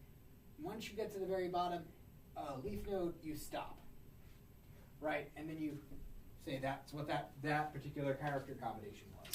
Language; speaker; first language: English; native; English